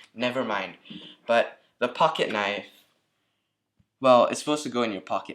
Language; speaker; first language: English; native; English